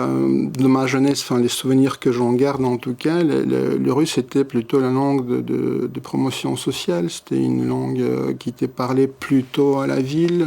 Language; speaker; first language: French; early bilingual, other home language; Russian